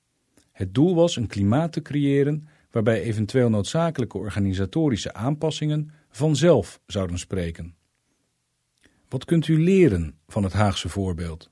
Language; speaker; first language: Dutch; native; Dutch